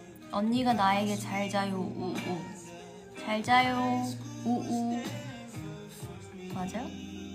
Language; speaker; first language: Korean; native; Korean